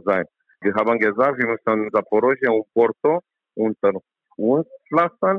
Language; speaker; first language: German; non-native, learner; Romanian